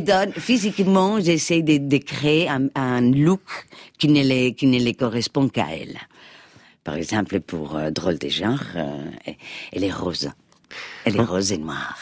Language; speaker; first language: French; non-native, fluent; Spanish